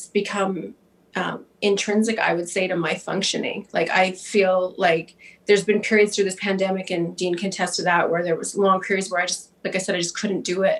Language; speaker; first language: English; native; English